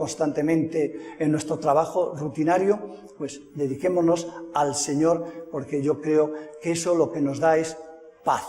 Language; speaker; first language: Spanish; native; Spanish